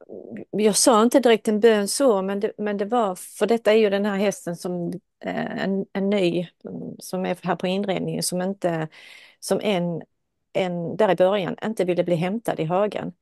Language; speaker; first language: Swedish; non-native, fluent; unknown